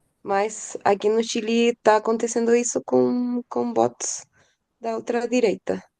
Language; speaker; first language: Portuguese; non-native, learner; Spanish